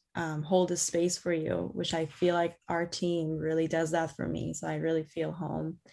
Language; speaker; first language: English; non-native, fluent; Persian